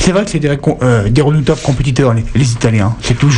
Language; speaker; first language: French; native; French